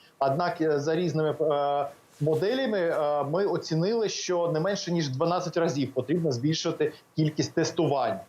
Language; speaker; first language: Ukrainian; native; Ukrainian